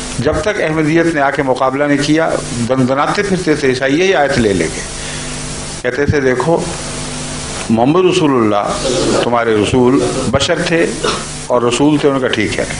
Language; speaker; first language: Urdu; native; Urdu